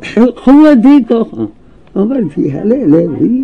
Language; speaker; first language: Hebrew; non-native, learner; Arabic